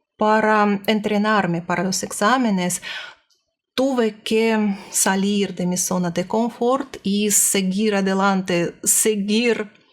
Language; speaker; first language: Spanish; non-native, learner; Russian